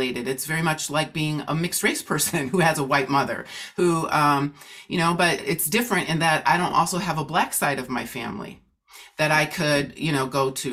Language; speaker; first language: English; native; English